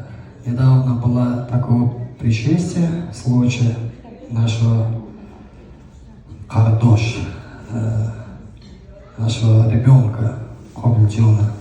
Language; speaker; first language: Russian; non-native, learner; Uzbek